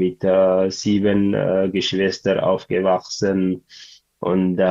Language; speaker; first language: German; non-native, learner; Tigrinya